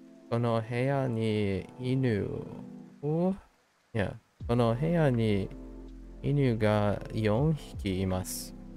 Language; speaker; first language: Japanese; non-native, learner; English